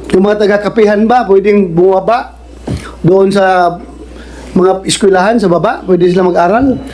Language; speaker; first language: Filipino; non-native, local second language; Cebuano